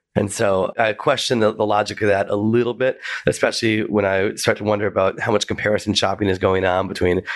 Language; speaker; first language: English; native; English